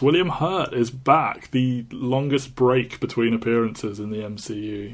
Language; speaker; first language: English; native; English